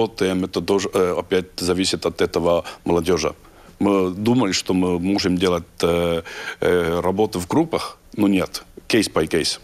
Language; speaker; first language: Russian; non-native, learner; Estonian